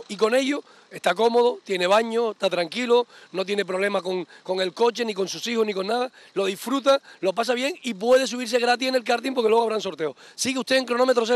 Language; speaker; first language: Spanish; native; Spanish